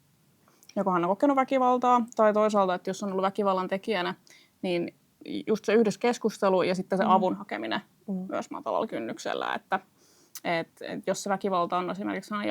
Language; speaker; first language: Finnish; native; Finnish